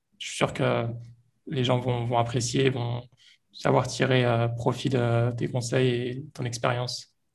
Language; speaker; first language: French; native; French